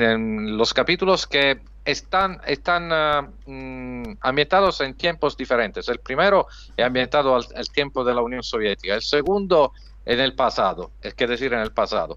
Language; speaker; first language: Spanish; non-native, fluent; Italian